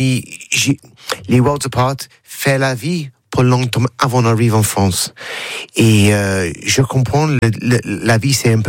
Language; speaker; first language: French; non-native, learner; English